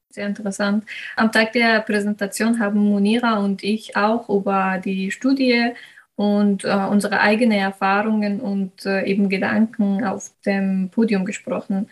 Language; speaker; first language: German; non-native, fluent; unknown